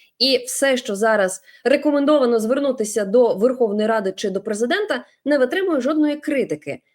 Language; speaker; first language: Ukrainian; non-native, local second language; Russian